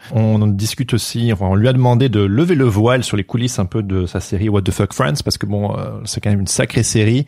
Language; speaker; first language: French; native; French